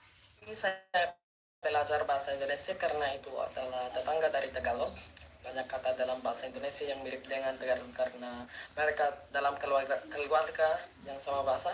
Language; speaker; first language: Indonesian; non-native, learner; Filipino